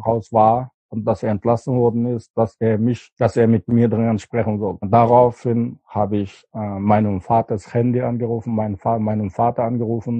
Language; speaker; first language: German; non-native, fluent; Uyghur